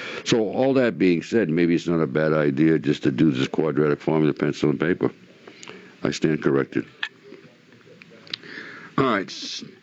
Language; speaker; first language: English; native; English